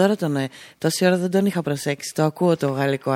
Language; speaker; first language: Greek; native; Greek